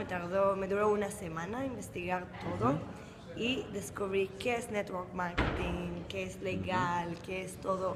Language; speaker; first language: Spanish; early bilingual, heritage; Spanish